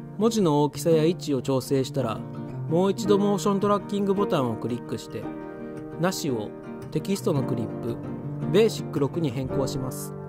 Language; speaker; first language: Japanese; native; Japanese